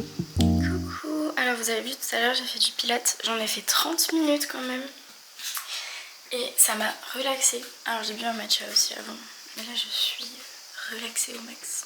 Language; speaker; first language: French; native; French